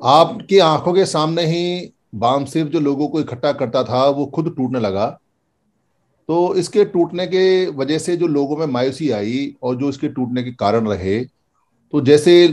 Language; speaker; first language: Hindi; native; Hindi